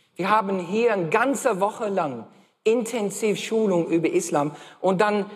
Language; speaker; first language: German; non-native, fluent; English